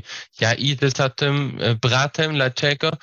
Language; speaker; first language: Polish; non-native, fluent; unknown